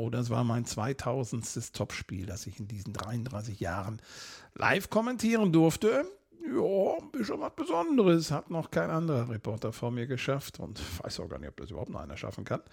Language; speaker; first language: German; native; German